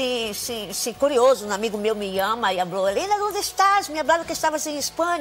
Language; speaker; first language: Spanish; non-native, fluent; Portuguese